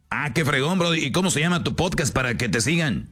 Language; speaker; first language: Spanish; native; Spanish